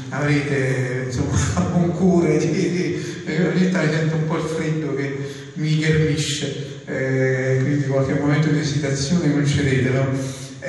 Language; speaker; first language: Italian; native; Italian